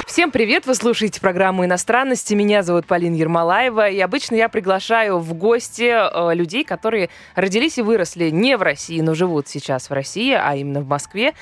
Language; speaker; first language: Russian; native; Russian